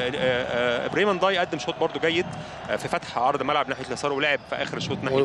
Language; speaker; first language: Arabic; native; Arabic